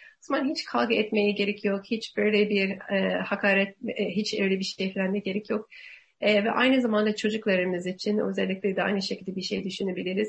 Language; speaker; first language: Turkish; non-native, learner; English